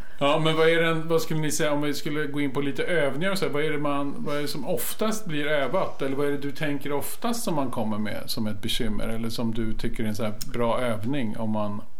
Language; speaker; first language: Swedish; native; Swedish